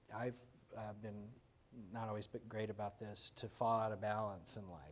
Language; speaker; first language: English; native; English